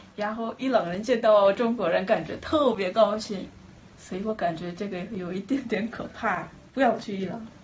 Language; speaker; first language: Chinese; non-native, fluent; Persian